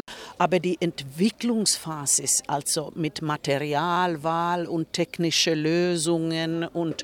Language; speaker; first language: German; non-native, fluent; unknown